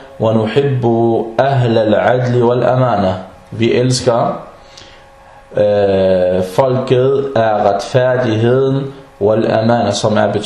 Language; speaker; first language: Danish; early bilingual, other home language; Arabic